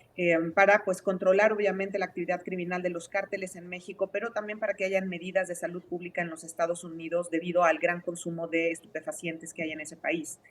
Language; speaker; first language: Spanish; native; Spanish